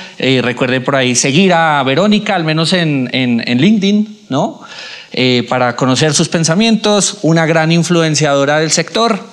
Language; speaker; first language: Spanish; native; Spanish